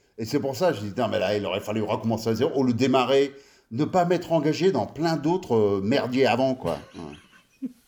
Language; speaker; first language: French; early bilingual, other home language; Italian